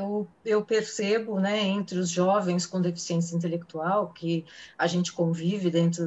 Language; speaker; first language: Portuguese; native; Portuguese